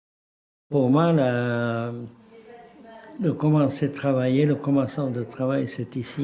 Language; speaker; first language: French; non-native, fluent; Czech